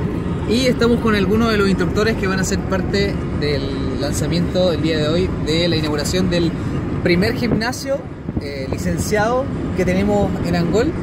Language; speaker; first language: Spanish; native; Spanish